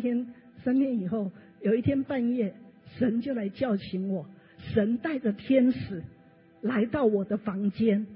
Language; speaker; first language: Chinese; native; Chinese